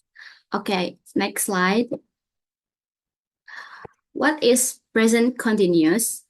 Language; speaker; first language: English; non-native, learner; Indonesian